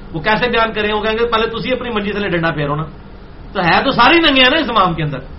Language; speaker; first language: Urdu; non-native, local second language; Punjabi